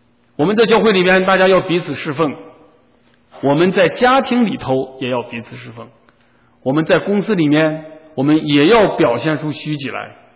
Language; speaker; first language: Chinese; native; Chinese